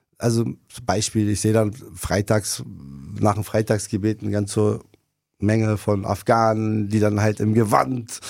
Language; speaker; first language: German; non-native, fluent; Turkish